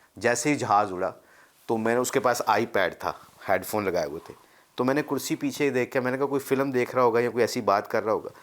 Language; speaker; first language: Urdu; non-native, local second language; Punjabi